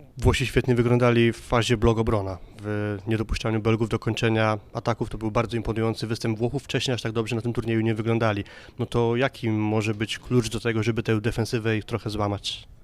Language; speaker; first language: Polish; native; Polish